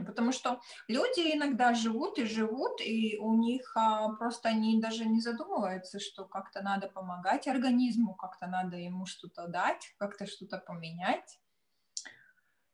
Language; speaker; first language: Russian; non-native, local second language; Latvian